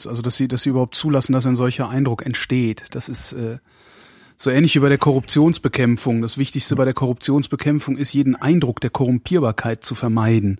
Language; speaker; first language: German; native; German